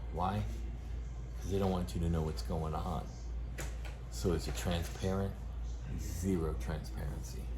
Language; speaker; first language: English; native; English